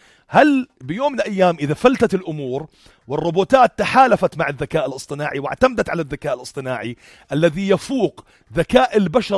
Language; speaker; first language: Arabic; native; Arabic